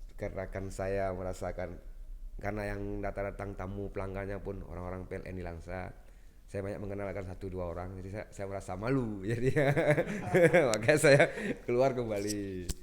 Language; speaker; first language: Indonesian; non-native, local second language; Achinese